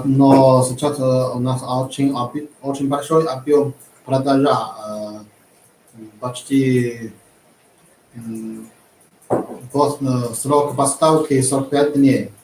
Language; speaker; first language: Russian; non-native, learner; Chinese